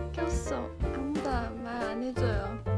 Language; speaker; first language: Korean; non-native, local second language; Chinese